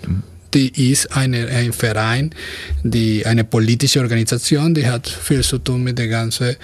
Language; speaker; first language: German; non-native, fluent; Spanish